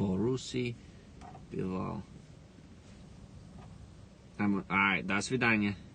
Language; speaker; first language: Russian; non-native, learner; English